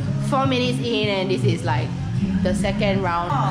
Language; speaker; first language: English; non-native, local second language; Chinese